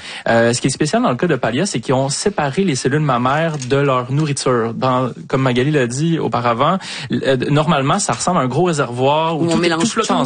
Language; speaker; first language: French; native; French